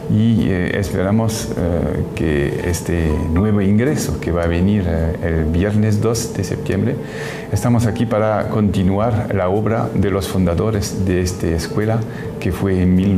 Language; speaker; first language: Spanish; non-native, fluent; French